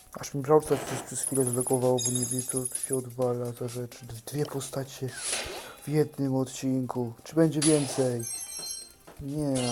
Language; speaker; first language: Polish; native; Polish